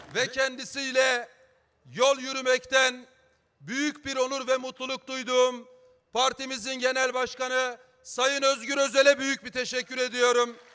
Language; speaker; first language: Turkish; native; Turkish